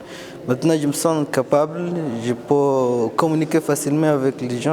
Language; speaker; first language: French; non-native, fluent; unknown